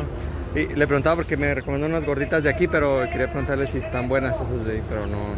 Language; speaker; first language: Spanish; native; Spanish